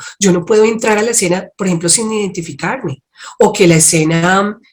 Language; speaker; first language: Spanish; native; Spanish